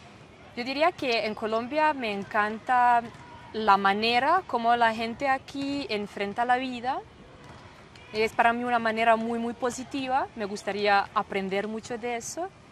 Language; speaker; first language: Spanish; non-native, fluent; Serbian